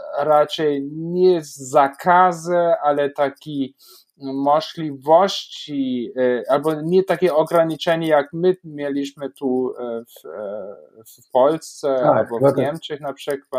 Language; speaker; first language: Polish; non-native, fluent; German